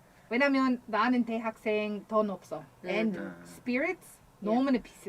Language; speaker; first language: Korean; non-native, learner; English